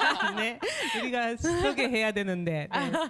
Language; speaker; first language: Korean; non-native, fluent; Japanese